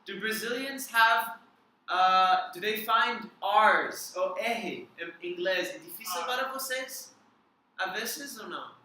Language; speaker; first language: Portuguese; non-native, learner; English